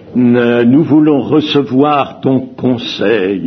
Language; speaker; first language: French; native; French